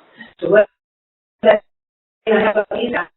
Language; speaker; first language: English; native; English